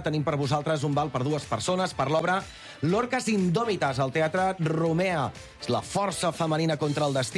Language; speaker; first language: Catalan; native; Catalan